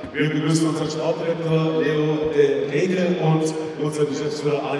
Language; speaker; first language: German; native; German